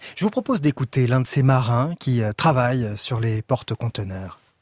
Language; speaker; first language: French; native; French